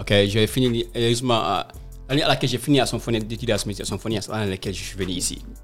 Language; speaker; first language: French; non-native, local second language; Fula